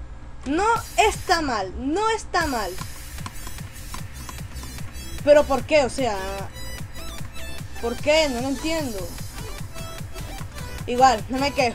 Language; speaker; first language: Spanish; native; Spanish